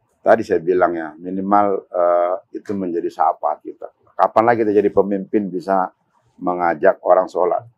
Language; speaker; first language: Indonesian; native; Indonesian